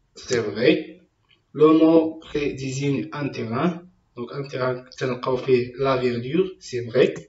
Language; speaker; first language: French; non-native, local second language; Arabic